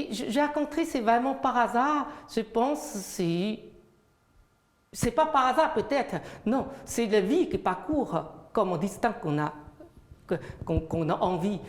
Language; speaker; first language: French; non-native, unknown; Chinese